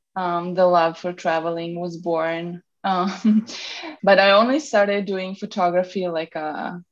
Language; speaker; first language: English; non-native, fluent; Serbian